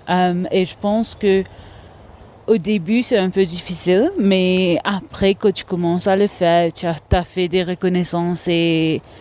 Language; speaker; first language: French; non-native, local second language; Morisyen